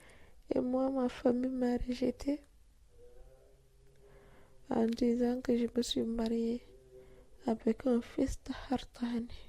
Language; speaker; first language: French; non-native, local second language; Fula